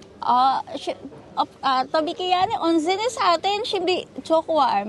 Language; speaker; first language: Turkish; non-native, learner; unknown